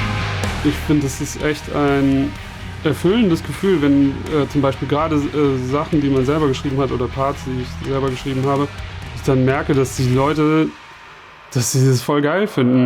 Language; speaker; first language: German; native; German